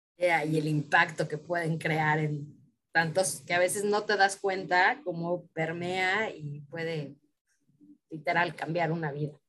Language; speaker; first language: Spanish; native; Spanish